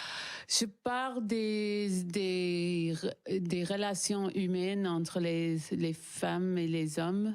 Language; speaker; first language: French; non-native, learner; English